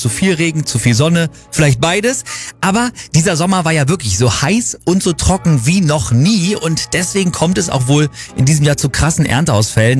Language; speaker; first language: German; native; German